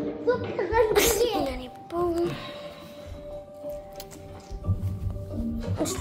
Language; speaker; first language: Hebrew; native; Hebrew